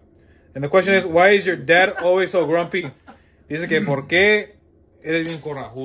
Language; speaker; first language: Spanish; early bilingual, heritage; Spanish